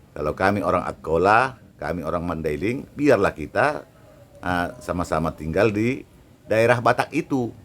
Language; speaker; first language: Indonesian; non-native, local second language; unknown